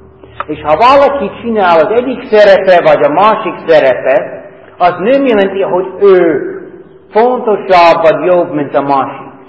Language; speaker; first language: Hungarian; non-native, fluent; English